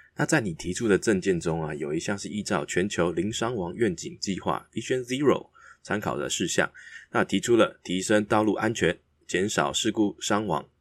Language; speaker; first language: Chinese; native; Chinese